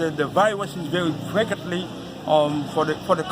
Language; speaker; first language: English; non-native, learner; Haitian Creole